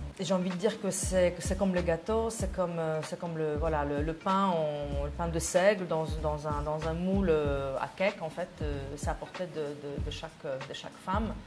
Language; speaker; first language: French; non-native, fluent; Polish